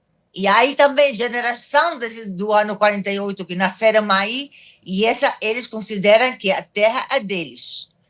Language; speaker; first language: Portuguese; non-native, fluent; Arabic